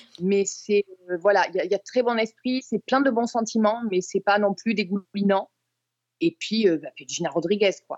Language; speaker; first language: French; native; French